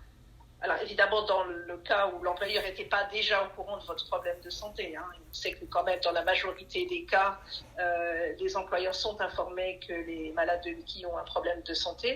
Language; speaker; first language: French; native; French